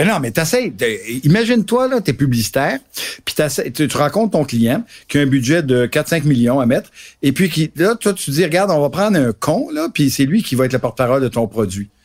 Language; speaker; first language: French; native; French